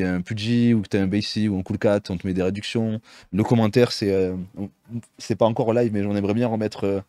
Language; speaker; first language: French; native; French